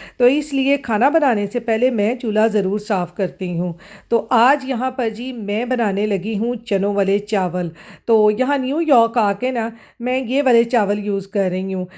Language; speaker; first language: Urdu; non-native, local second language; Punjabi